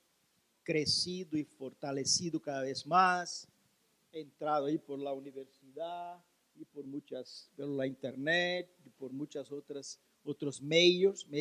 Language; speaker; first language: Spanish; non-native, learner; Portuguese